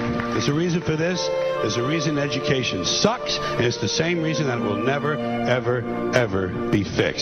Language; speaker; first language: English; native; English